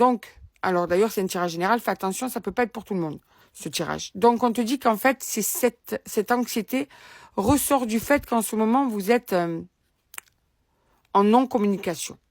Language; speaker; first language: French; native; French